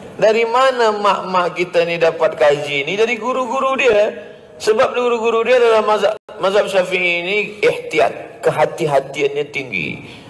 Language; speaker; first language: Malay; native; Malay